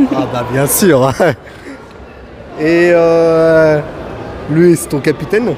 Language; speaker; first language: French; native; French